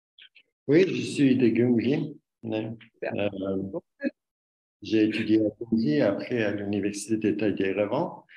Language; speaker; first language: French; non-native, learner; Armenian